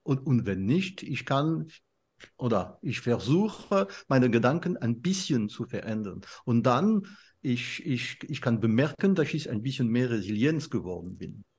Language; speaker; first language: German; non-native, learner; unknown